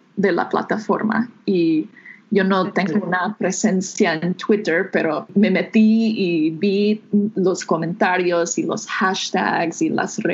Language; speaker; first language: Spanish; non-native, fluent; English